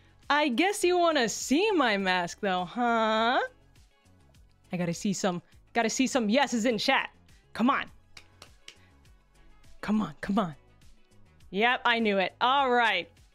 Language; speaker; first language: English; native; English